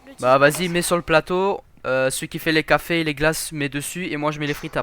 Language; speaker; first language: French; native; French